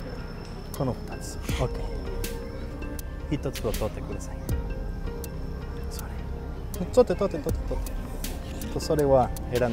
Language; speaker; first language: Japanese; non-native, learner; Spanish